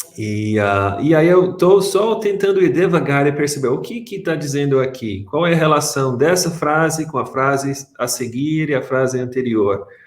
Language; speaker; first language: Portuguese; non-native, fluent; English